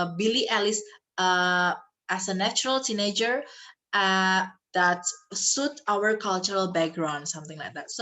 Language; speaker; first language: English; non-native, fluent; Indonesian